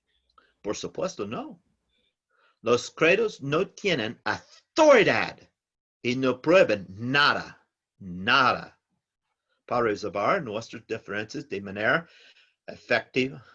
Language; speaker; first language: Spanish; non-native, learner; English